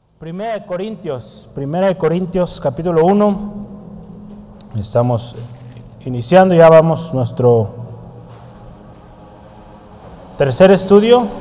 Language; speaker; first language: Spanish; native; Spanish